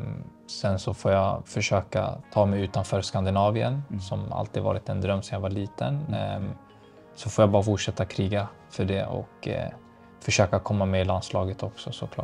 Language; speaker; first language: Swedish; early bilingual, other home language; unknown